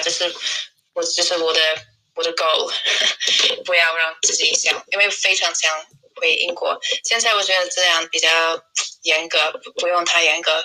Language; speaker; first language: Chinese; non-native, fluent; English